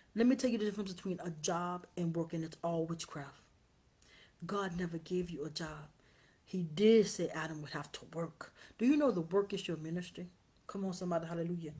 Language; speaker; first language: English; native; English